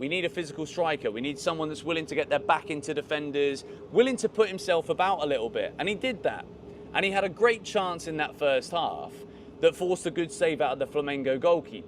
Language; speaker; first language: English; native; English